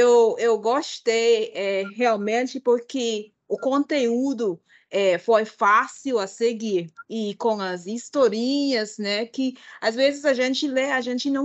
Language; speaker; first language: Portuguese; non-native, fluent; English